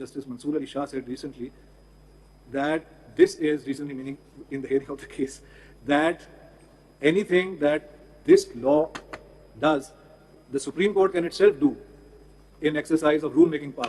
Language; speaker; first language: English; non-native, local second language; Urdu